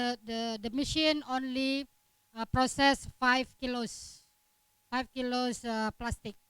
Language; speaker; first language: English; non-native, learner; Indonesian